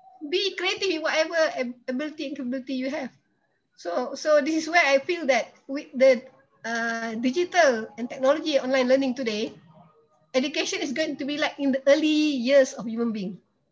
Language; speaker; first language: English; non-native, local second language; Malay